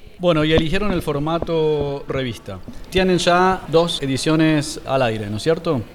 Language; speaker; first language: Spanish; native; Spanish